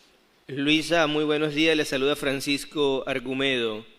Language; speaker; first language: Spanish; native; Spanish